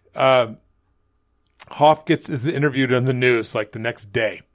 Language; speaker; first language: English; native; English